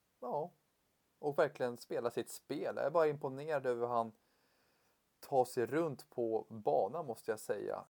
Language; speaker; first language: Swedish; native; Swedish